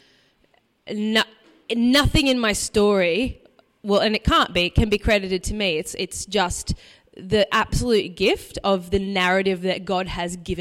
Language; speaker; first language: English; native; English